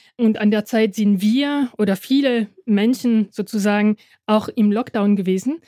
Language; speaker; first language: German; non-native, fluent; French